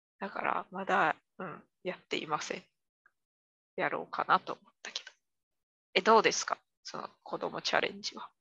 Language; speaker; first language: Japanese; native; Japanese